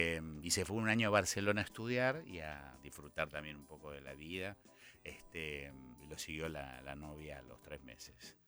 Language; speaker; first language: Spanish; native; Spanish